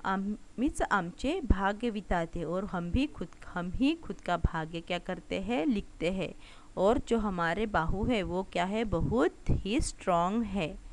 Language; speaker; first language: Hindi; non-native, local second language; Marathi